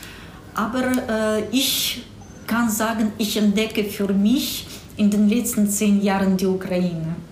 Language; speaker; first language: German; non-native, fluent; Russian